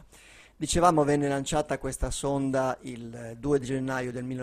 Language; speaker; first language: Italian; native; Italian